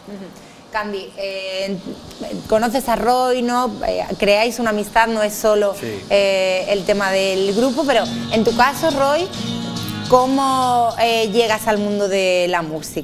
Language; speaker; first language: Spanish; native; Spanish